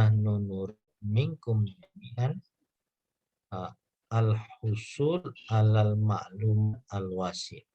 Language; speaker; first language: Arabic; non-native, fluent; Indonesian